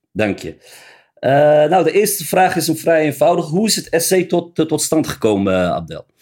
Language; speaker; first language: Dutch; early bilingual, other home language; Riffian